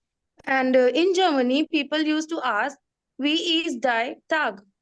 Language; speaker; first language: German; non-native, learner; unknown